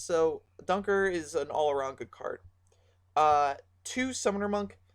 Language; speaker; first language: English; native; English